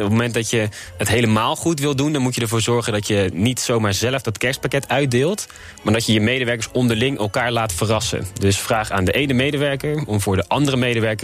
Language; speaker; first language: Dutch; native; Dutch